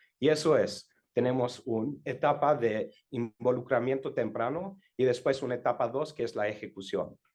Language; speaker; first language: Spanish; non-native, learner; English